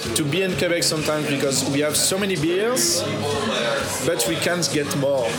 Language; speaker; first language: English; non-native, fluent; French